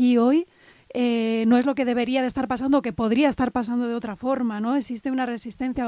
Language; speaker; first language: Spanish; native; Spanish